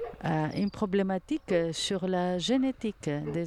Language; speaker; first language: French; non-native, fluent; Greek